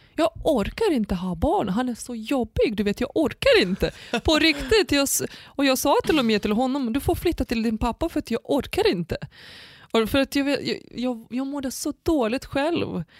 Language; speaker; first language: Swedish; non-native, fluent; Lithuanian